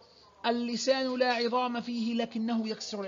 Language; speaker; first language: Arabic; native; Arabic